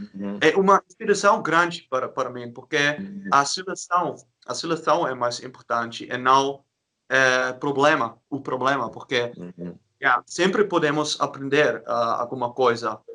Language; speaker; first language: Portuguese; non-native, learner; Dutch